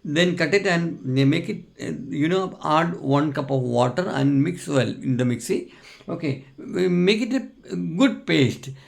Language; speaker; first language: English; non-native, local second language; Malayalam